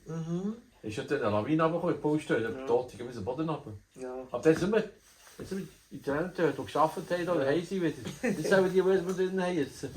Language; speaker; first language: German; native; German